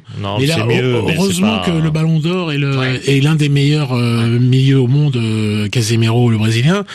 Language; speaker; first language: French; native; French